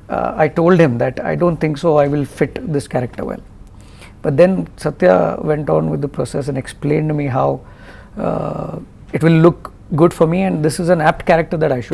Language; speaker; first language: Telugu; non-native, learner; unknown